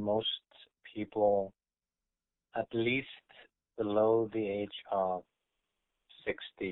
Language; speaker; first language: English; non-native, fluent; Icelandic